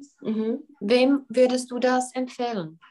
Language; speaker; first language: German; non-native, fluent; Czech